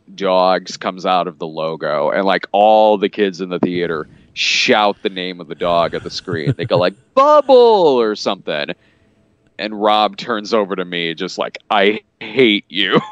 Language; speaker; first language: English; native; English